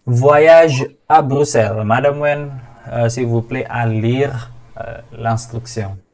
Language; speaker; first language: French; non-native, fluent; Indonesian